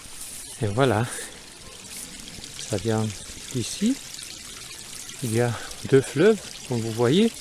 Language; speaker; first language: French; non-native, fluent; Spanish